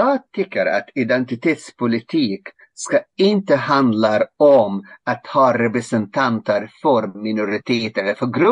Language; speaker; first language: Swedish; non-native, fluent; Arabic